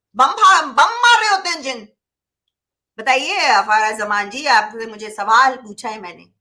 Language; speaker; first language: Urdu; native; Urdu